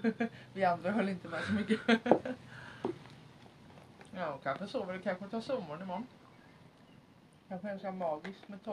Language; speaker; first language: Swedish; native; Swedish